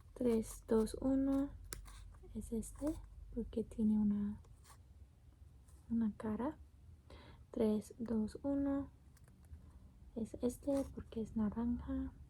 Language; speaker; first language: Spanish; non-native, learner; English